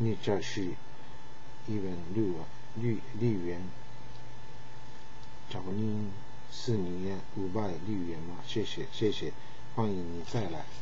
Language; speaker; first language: Chinese; non-native, learner; Japanese